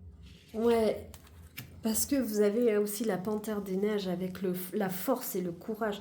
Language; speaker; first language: French; native; French